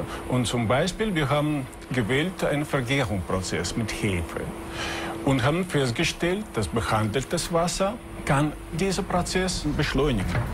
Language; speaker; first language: German; non-native, fluent; Russian